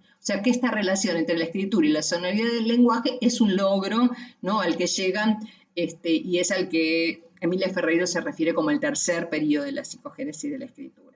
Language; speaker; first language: Spanish; native; Spanish